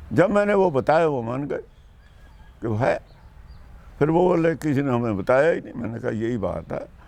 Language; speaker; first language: Hindi; non-native, local second language; Punjabi